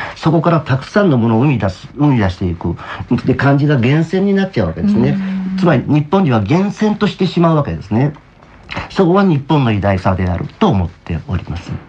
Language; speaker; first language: Japanese; native; Japanese